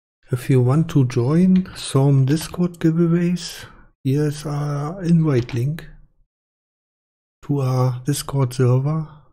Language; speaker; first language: English; non-native, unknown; German